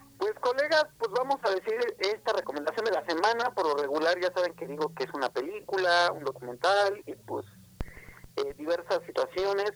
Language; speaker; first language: Spanish; native; Spanish